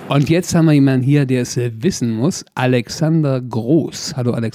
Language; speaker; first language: German; native; German